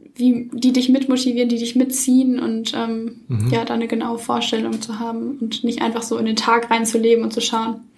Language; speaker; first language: German; native; German